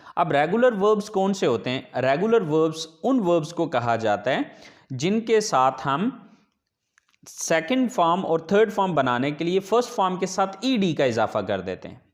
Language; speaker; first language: Urdu; native; Urdu